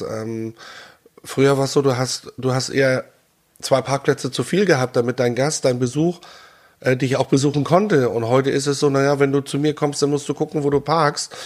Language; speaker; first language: German; native; German